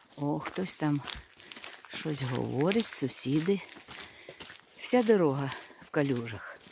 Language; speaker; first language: Ukrainian; non-native, local second language; Russian